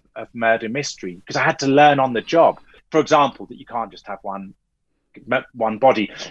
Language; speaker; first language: English; native; English